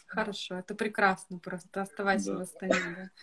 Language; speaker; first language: Russian; native; Russian